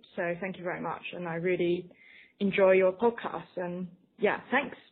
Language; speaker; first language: English; non-native, fluent; Chinese